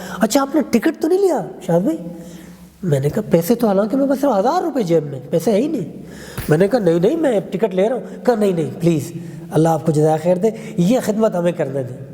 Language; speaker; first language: Urdu; non-native, local second language; Pashto